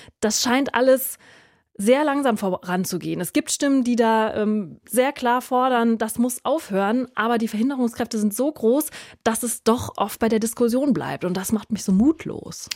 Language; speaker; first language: German; native; German